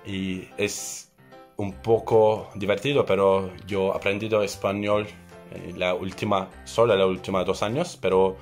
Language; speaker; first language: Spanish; non-native, learner; Turkish